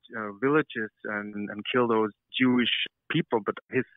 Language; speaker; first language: English; non-native, fluent; German